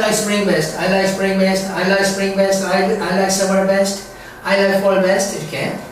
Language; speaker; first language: English; non-native, learner; Korean